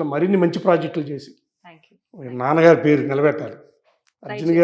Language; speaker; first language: Telugu; native; Telugu